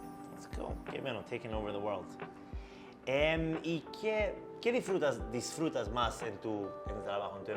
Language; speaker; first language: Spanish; non-native, learner; English